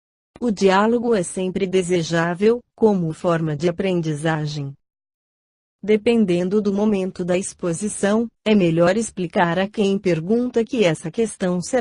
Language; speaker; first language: Portuguese; native; Portuguese